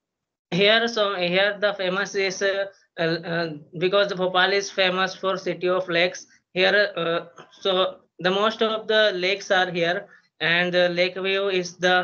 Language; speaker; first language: English; non-native, learner; Hindi